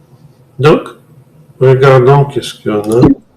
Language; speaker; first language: French; non-native, fluent; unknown